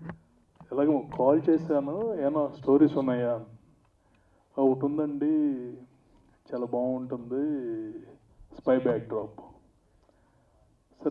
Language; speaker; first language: Telugu; native; Telugu